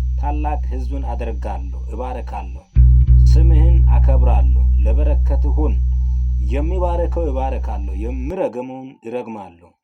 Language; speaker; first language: Amharic; non-native, local second language; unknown